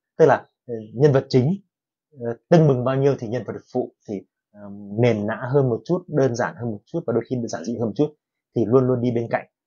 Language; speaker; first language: Vietnamese; native; Vietnamese